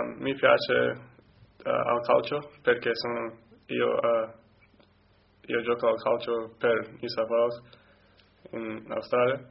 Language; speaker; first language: Italian; non-native, learner; English